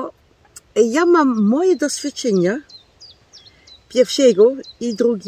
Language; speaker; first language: Polish; non-native, learner; Dutch